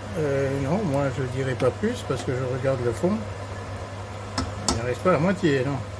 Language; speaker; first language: French; native; French